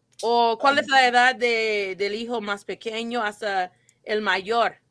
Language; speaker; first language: Spanish; non-native, fluent; English